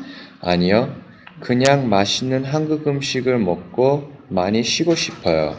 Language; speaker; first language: Korean; non-native, learner; English